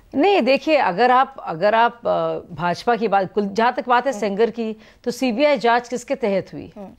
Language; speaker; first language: Hindi; native; Hindi